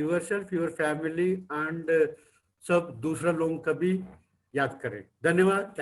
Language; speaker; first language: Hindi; non-native, local second language; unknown